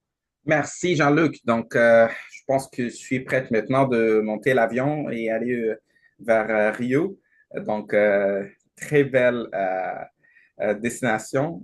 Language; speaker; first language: French; non-native, learner; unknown